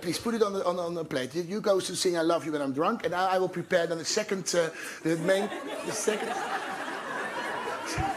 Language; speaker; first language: English; non-native, learner; Dutch